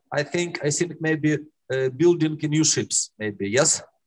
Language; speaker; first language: English; non-native, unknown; Russian